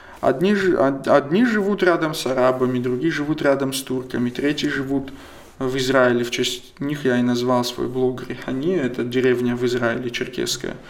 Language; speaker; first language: Russian; non-native, local second language; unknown